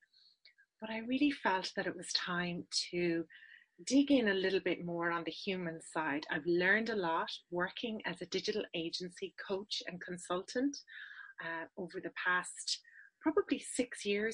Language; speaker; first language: English; native; English